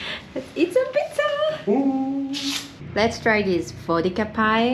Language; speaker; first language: English; non-native, fluent; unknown